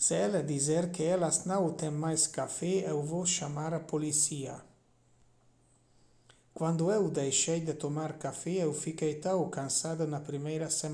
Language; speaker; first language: Portuguese; non-native, learner; Hungarian